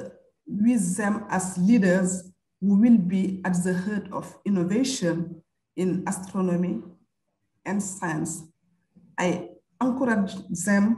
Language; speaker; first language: English; non-native, fluent; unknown